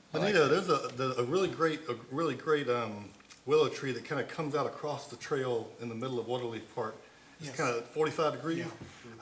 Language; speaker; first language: English; native; English